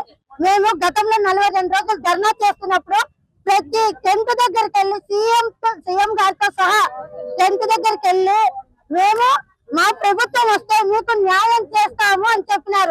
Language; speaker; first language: Telugu; native; Telugu